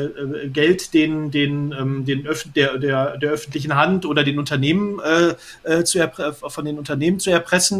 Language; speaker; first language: German; native; German